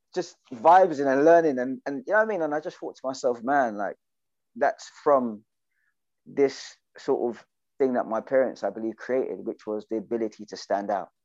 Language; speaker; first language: English; native; English